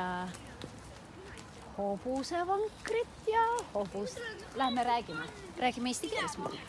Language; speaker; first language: Estonian; non-native, local second language; Russian